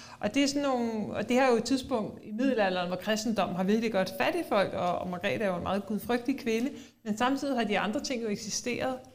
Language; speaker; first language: Danish; native; Danish